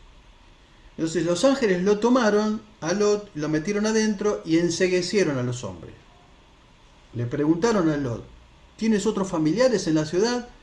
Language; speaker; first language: Spanish; native; Spanish